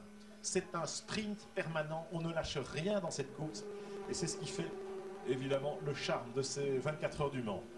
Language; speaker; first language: French; native; French